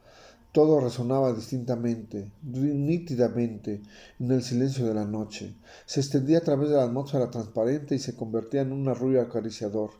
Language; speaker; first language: Spanish; native; Spanish